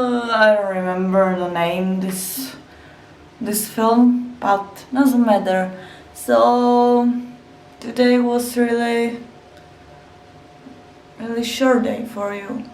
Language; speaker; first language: English; non-native, learner; Czech